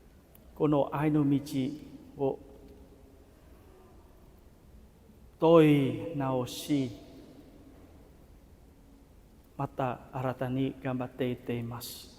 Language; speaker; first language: Japanese; non-native, fluent; Vietnamese